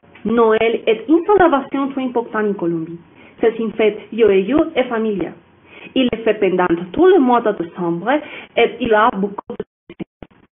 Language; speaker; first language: French; non-native, learner; Spanish